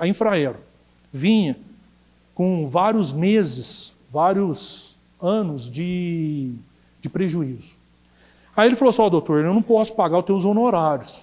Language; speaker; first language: Portuguese; native; Portuguese